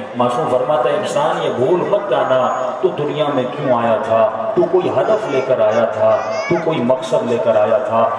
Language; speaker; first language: Urdu; non-native, local second language; Sindhi